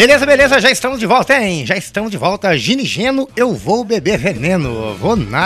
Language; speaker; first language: Portuguese; native; Portuguese